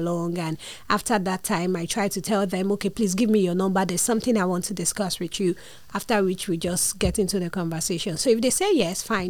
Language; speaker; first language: English; non-native, local second language; Yoruba